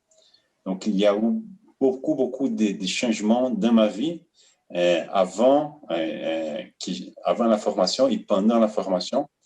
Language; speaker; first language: French; non-native, fluent; Portuguese